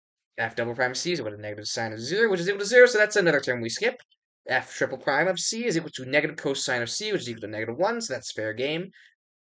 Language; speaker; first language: English; native; English